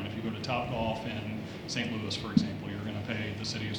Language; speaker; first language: English; native; English